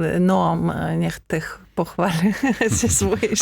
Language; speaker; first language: Polish; non-native, fluent; Ukrainian